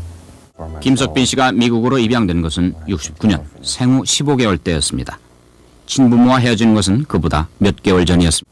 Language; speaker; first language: Korean; native; Korean